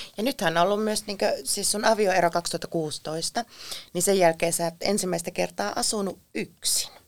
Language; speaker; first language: Finnish; native; Finnish